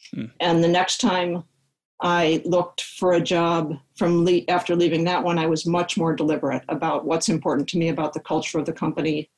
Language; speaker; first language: English; native; English